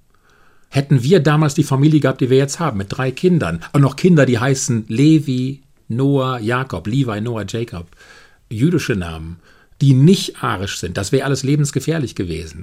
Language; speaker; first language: German; native; German